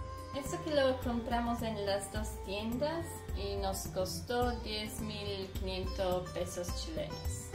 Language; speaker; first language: Spanish; non-native, fluent; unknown